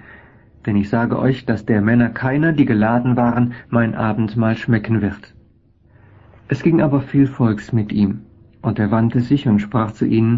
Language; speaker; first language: German; native; German